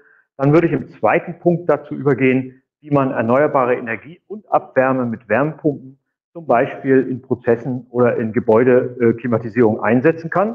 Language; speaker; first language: German; native; German